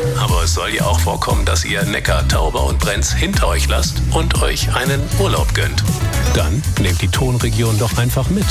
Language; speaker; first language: German; native; German